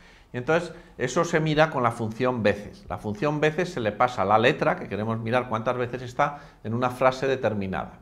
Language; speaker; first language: Spanish; native; Spanish